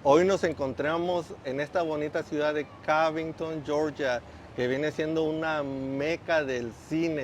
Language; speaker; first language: Spanish; native; Spanish